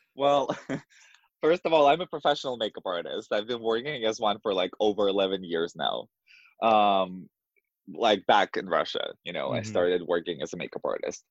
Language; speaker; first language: English; non-native, fluent; Russian